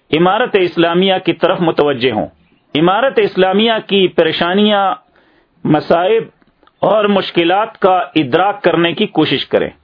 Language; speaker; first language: Urdu; native; Urdu